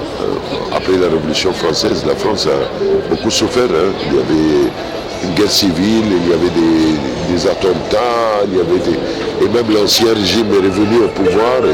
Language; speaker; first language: French; non-native, fluent; Arabic